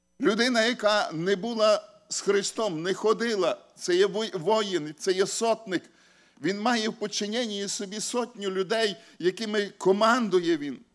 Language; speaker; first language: Ukrainian; native; Ukrainian